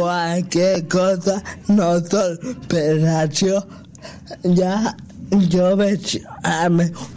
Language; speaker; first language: Catalan; non-native, local second language; Spanish